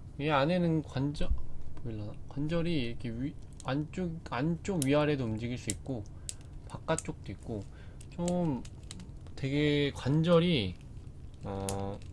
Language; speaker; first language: Korean; native; Korean